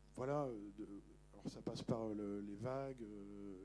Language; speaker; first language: French; native; French